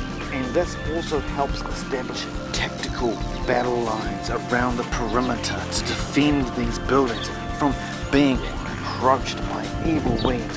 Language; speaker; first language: English; native; English